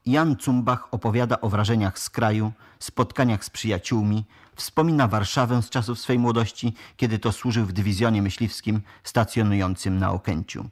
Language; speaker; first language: Polish; native; Polish